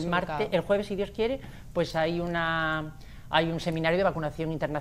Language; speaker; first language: Spanish; native; Spanish